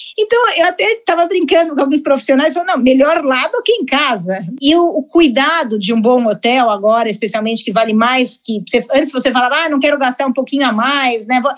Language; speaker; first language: Portuguese; early bilingual, heritage; Portuguese